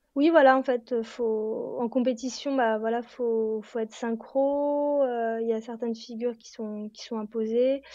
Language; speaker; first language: French; native; French